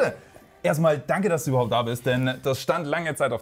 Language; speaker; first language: German; native; German